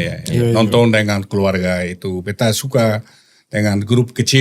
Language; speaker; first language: Indonesian; non-native, learner; Dutch